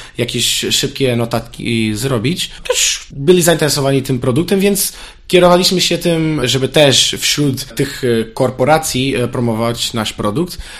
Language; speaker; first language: Polish; non-native, fluent; Portuguese